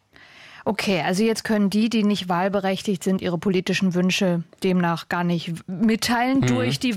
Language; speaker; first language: German; native; German